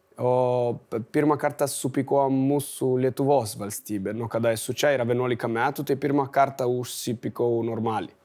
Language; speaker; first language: Lithuanian; non-native, fluent; Italian